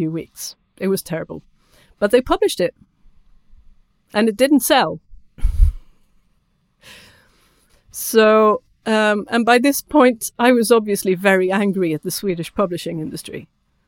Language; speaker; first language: English; non-native, fluent; Swedish